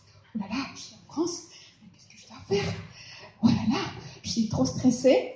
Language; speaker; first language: French; non-native, fluent; Russian